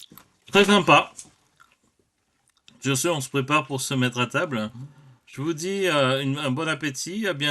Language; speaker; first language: French; native; French